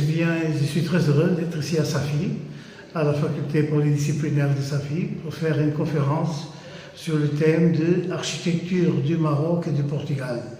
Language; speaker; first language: French; non-native, fluent; Portuguese